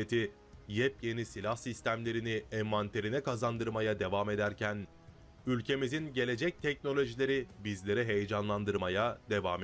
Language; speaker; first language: Turkish; native; Turkish